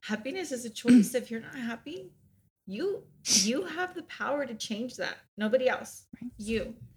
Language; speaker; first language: English; native; English